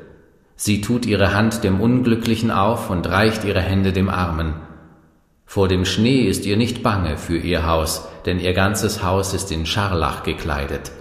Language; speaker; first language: German; native; German